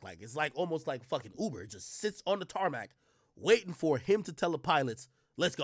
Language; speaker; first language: English; native; English